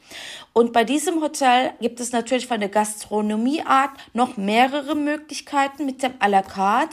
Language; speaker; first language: German; non-native, fluent; Turkish